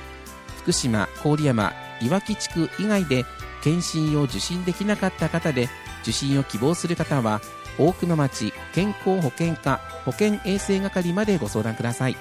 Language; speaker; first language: Japanese; native; Japanese